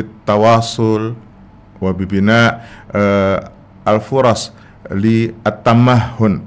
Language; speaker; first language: Arabic; non-native, fluent; Indonesian